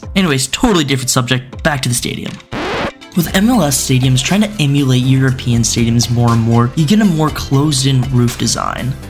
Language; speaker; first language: English; native; English